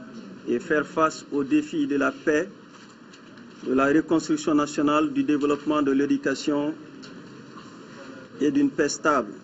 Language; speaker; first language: French; non-native, local second language; Bambara